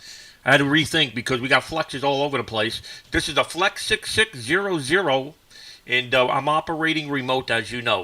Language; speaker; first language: English; native; English